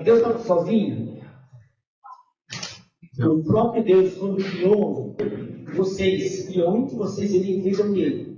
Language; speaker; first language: Portuguese; early bilingual, other home language; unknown